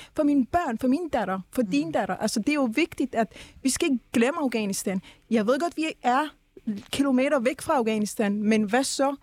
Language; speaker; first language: Danish; early bilingual, other home language; Persian